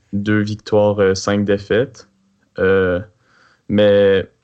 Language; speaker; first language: French; native; French